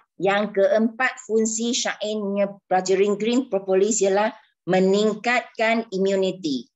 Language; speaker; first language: Malay; non-native, local second language; Chinese